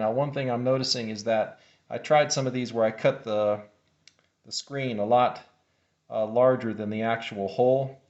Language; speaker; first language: English; native; English